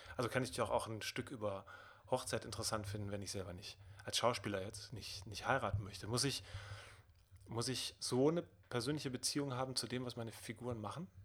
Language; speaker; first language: German; native; German